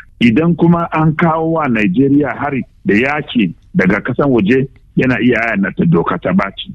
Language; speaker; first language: Hausa; non-native, local second language; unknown